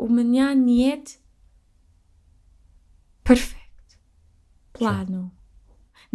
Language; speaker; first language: Russian; non-native, learner; English